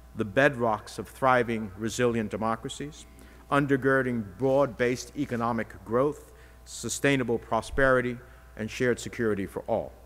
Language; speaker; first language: English; early bilingual, other home language; Spanish